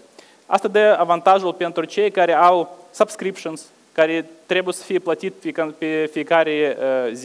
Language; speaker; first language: Romanian; non-native, local second language; Russian